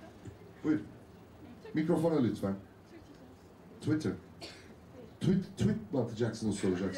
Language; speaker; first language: Turkish; native; Turkish